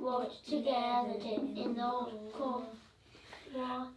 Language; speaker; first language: English; native; English